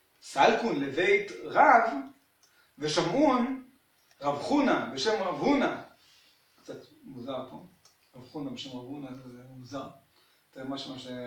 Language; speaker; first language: Hebrew; native; Hebrew